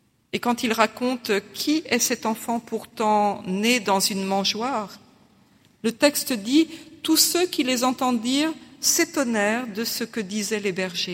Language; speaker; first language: French; native; French